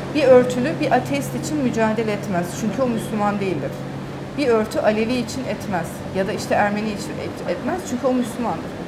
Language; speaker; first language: Turkish; early bilingual, heritage; Turkish